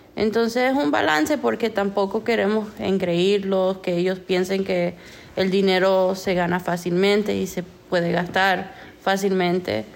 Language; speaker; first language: Spanish; non-native, fluent; English